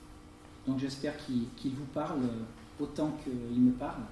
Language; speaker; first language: French; native; French